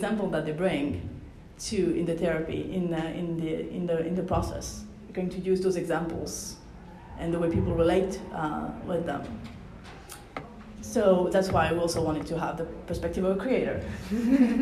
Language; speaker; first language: English; non-native, fluent; French